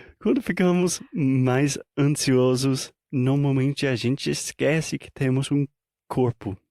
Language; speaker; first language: Portuguese; non-native, fluent; English